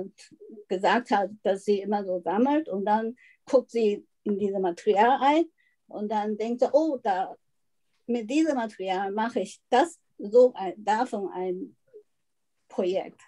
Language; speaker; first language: German; non-native, fluent; Chinese